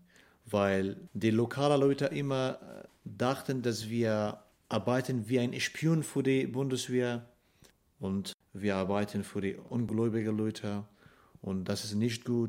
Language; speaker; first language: German; non-native, fluent; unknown